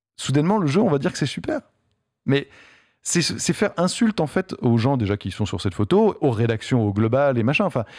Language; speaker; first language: French; native; French